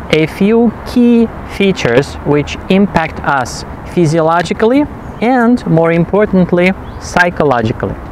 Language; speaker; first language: English; non-native, fluent; Russian